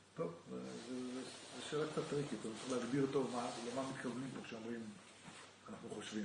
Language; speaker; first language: Hebrew; native; Hebrew